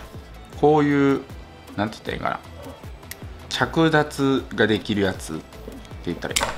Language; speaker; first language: Japanese; native; Japanese